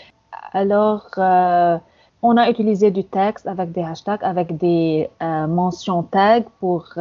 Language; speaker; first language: French; non-native, fluent; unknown